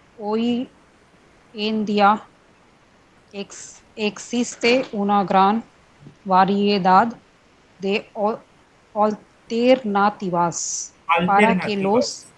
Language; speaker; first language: Spanish; non-native, learner; Hindi